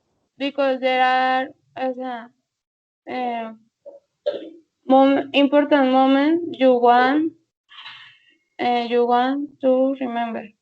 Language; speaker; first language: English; non-native, learner; Spanish